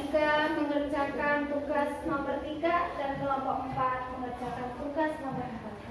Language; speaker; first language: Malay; non-native, local second language; Javanese